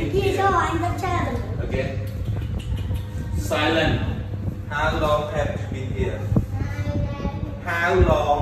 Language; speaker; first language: English; non-native, learner; Khmer